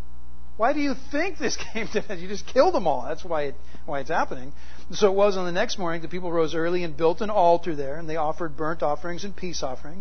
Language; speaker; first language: English; native; English